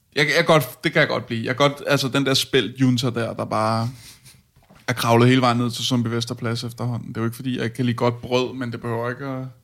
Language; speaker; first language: Danish; native; Danish